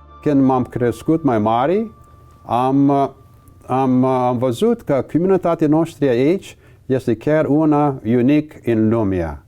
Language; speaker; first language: Romanian; early bilingual, heritage; English